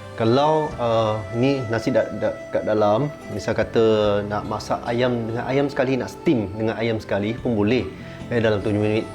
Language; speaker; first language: Malay; non-native, local second language; Chinese